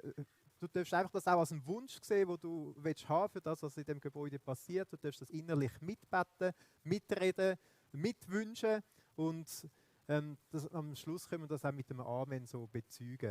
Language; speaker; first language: German; native; German